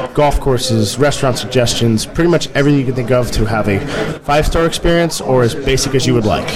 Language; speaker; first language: English; native; English